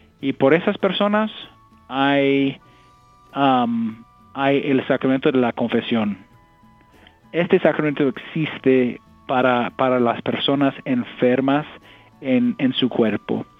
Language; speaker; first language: Spanish; non-native, fluent; English